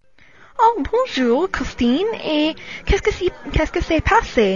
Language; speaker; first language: French; non-native, learner; English